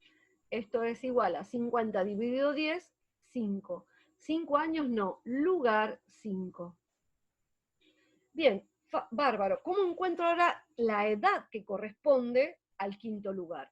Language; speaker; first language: Spanish; native; Spanish